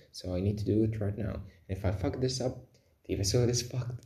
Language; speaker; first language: English; non-native, fluent; Arabic